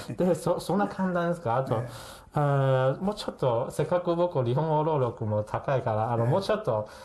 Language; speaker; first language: Japanese; non-native, fluent; Chinese